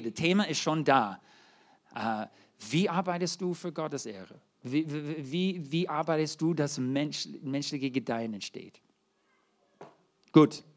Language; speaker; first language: German; non-native, fluent; English